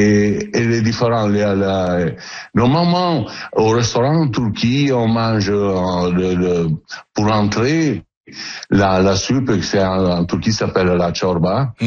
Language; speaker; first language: French; non-native, learner; Turkish